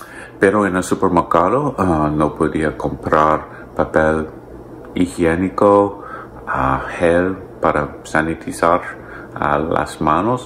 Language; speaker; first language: Spanish; non-native, learner; English